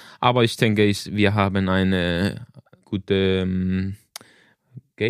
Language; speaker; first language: German; non-native, learner; Danish